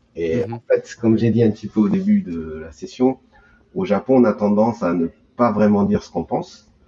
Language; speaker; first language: French; early bilingual, heritage; French